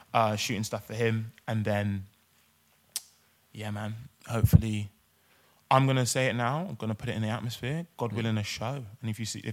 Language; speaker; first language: English; native; English